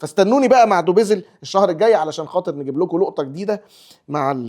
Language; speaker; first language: Arabic; native; Arabic